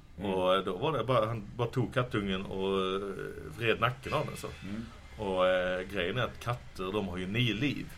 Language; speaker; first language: Swedish; native; Swedish